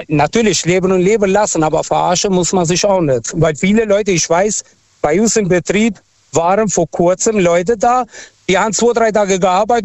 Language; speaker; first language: German; non-native, fluent; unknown